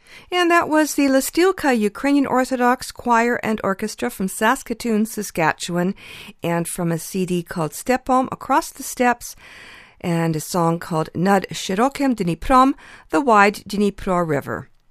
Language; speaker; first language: English; early bilingual, other home language; Ukrainian